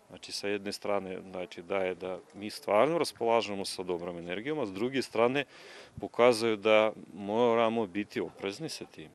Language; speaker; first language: Bosnian; non-native, fluent; Russian